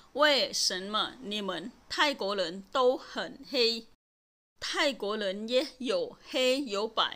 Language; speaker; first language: Chinese; non-native, fluent; Thai